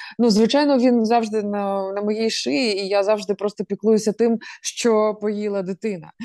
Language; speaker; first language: Ukrainian; non-native, local second language; Russian